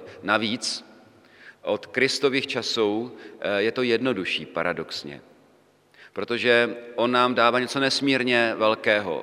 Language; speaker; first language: Czech; native; Czech